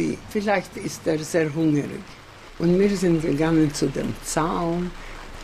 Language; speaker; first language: German; non-native, fluent; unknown